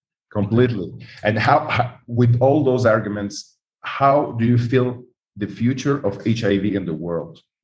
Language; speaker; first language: English; non-native, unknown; Spanish